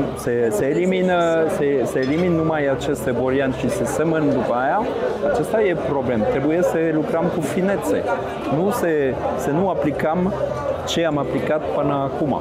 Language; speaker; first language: Romanian; non-native, fluent; French